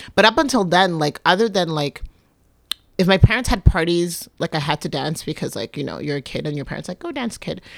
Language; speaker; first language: English; native; English